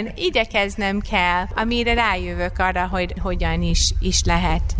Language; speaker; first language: Hungarian; non-native, fluent; English